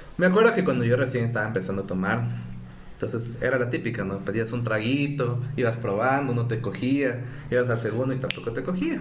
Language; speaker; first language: Spanish; native; Spanish